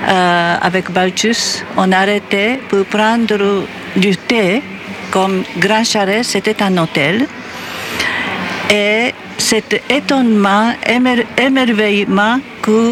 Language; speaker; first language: French; non-native, fluent; Japanese